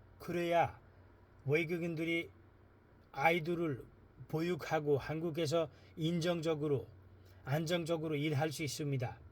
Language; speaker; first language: Korean; non-native, fluent; Nepali